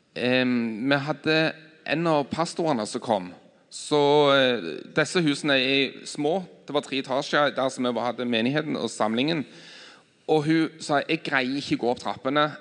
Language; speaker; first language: Norwegian; native; Norwegian